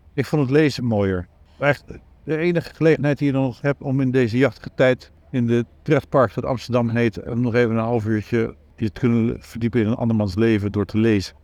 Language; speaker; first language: Dutch; native; Dutch